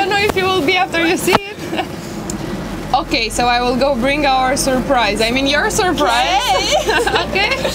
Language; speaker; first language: English; non-native, fluent; Romanian